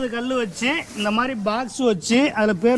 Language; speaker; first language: Tamil; native; Tamil